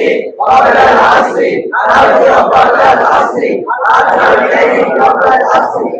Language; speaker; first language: Arabic; non-native, learner; Bangla